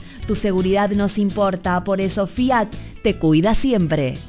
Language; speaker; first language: Spanish; native; Spanish